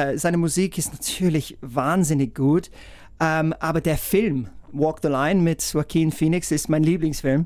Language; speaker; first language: German; non-native, fluent; English